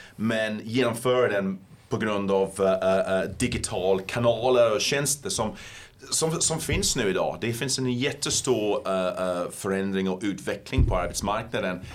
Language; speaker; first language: Swedish; non-native, fluent; English